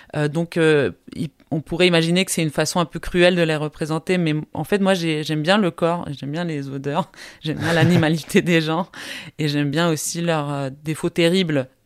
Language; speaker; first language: French; early bilingual, heritage; Spanish